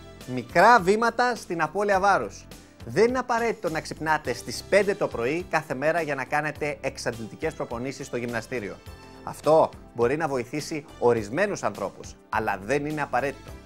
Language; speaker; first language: Greek; native; Greek